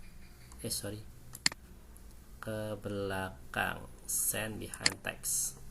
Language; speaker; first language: English; non-native, learner; Indonesian